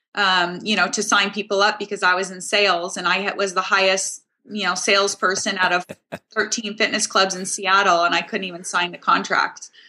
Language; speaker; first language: English; native; English